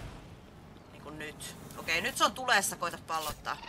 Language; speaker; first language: Finnish; native; Finnish